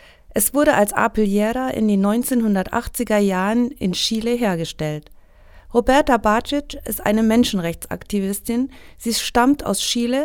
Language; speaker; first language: German; native; German